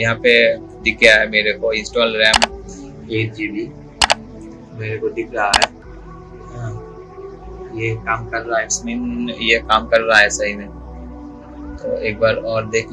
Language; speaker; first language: Hindi; non-native, local second language; Bangla